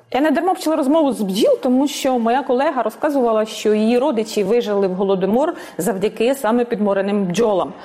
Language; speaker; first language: Ukrainian; native; Ukrainian